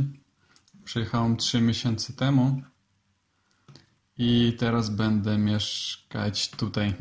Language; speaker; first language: Polish; non-native, learner; Russian